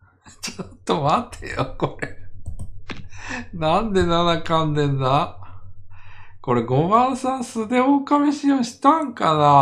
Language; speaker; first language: Japanese; native; Japanese